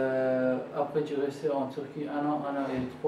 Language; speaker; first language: French; non-native, learner; Arabic